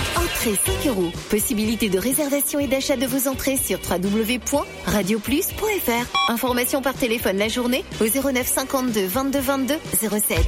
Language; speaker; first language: French; native; French